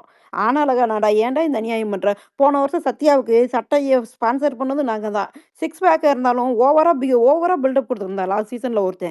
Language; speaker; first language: Tamil; native; Tamil